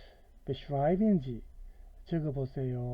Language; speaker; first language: German; non-native, fluent; Korean